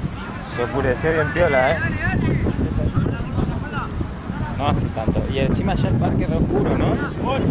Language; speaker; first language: Spanish; native; Spanish